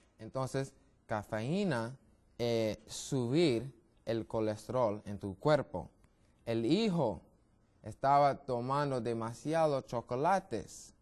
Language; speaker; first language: Spanish; non-native, learner; English